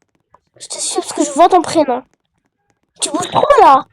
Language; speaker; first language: French; native; French